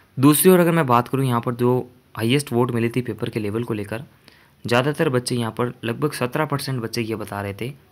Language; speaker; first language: Hindi; native; Hindi